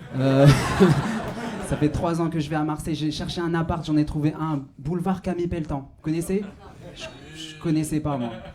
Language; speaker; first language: French; non-native, local second language; Arabic